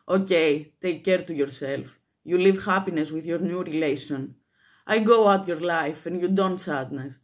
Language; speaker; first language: English; non-native, fluent; Greek